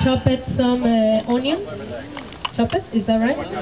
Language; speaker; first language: English; non-native, learner; Spanish